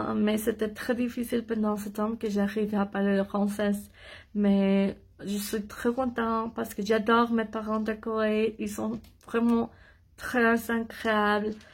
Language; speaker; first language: French; non-native, learner; English